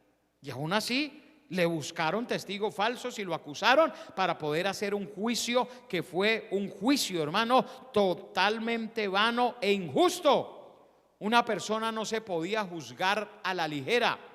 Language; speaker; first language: Spanish; native; Spanish